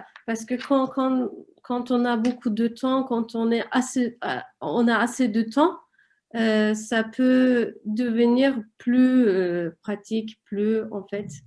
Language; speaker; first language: French; non-native, fluent; Turkish